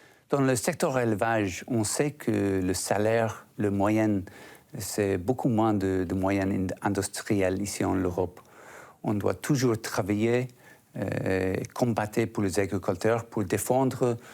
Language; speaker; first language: French; non-native, fluent; English